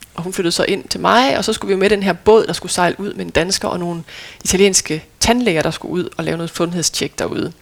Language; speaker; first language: Danish; native; Danish